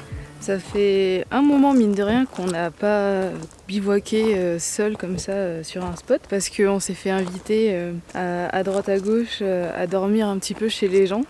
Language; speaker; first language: French; native; French